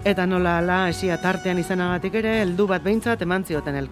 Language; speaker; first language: Basque; native; Basque